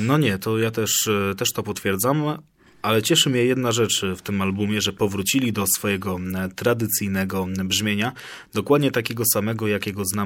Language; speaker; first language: Polish; native; Polish